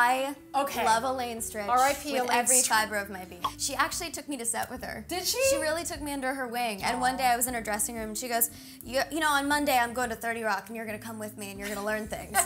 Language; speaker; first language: English; native; English